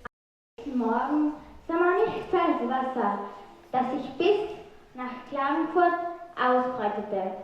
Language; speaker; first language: German; native; German